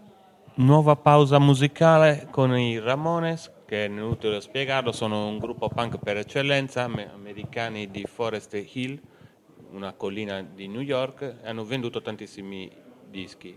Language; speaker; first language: Italian; native; Italian